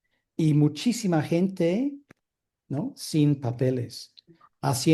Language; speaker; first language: Spanish; non-native, fluent; English